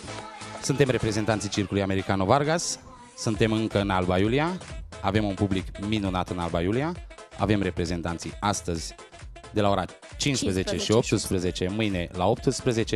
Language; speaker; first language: Romanian; native; Romanian